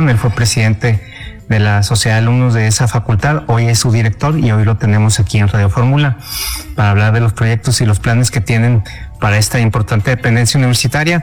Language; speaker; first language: Spanish; native; Spanish